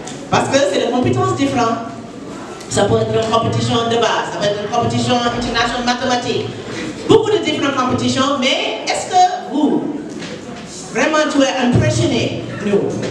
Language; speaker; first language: French; non-native, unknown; English